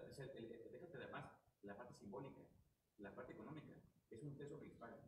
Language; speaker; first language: Spanish; native; Spanish